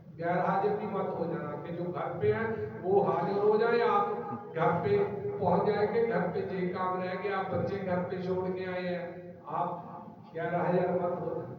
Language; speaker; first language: Hindi; non-native, local second language; Punjabi